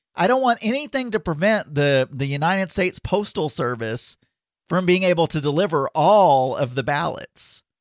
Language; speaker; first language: English; non-native, local second language; Filipino